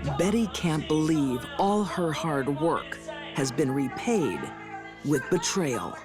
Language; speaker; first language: English; native; English